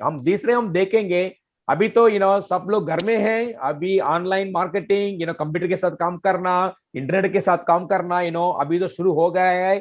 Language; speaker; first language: Hindi; non-native, fluent; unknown